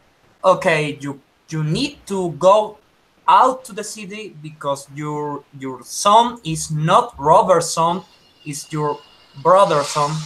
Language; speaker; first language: English; non-native, learner; Spanish